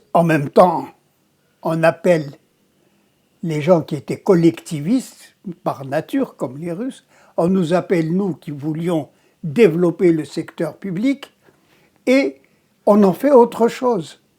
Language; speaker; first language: French; non-native, local second language; Arabic